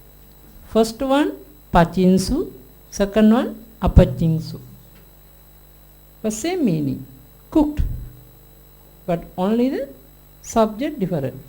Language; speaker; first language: English; non-native, learner; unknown